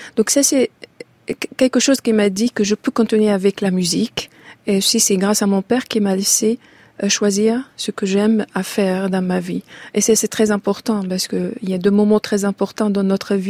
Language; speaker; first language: French; non-native, fluent; Arabic